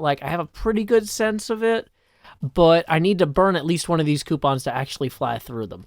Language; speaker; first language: English; native; English